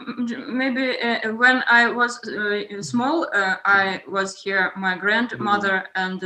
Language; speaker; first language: English; non-native, learner; Ukrainian